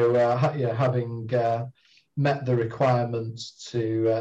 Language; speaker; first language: English; native; English